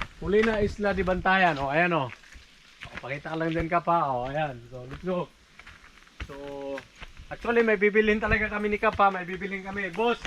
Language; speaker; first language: Filipino; non-native, local second language; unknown